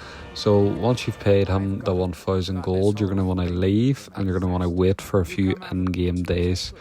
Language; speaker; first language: English; native; English